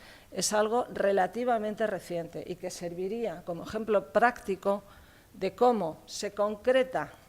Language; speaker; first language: Spanish; native; Spanish